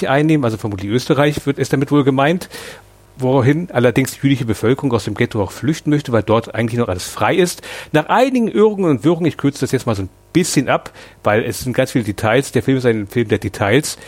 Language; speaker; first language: German; native; German